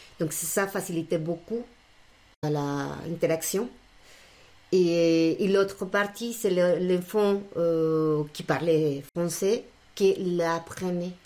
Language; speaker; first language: French; non-native, fluent; Spanish